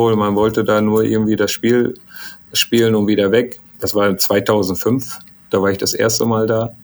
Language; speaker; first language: German; native; German